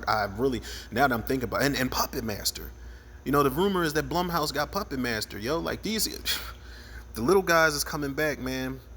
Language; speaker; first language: English; native; English